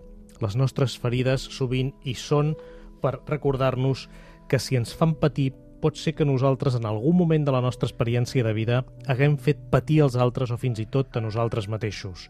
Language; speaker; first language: Catalan; native; Catalan